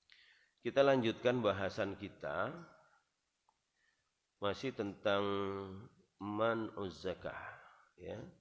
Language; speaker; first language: Indonesian; native; Indonesian